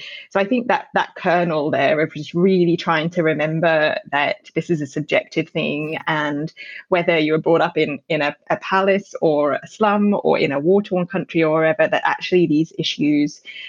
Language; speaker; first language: English; native; English